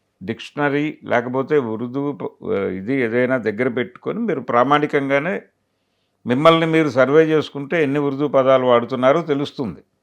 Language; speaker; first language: Telugu; native; Telugu